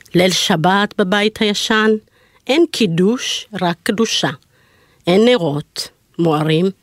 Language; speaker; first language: Hebrew; early bilingual, other home language; Amharic